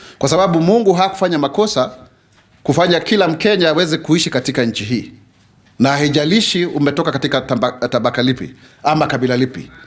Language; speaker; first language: Swahili; non-native, local second language; Kikuyu